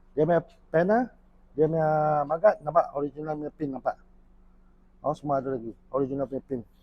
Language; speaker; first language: Malay; non-native, local second language; Chinese